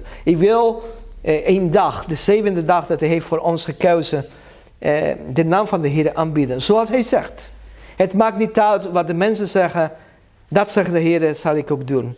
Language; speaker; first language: Dutch; non-native, learner; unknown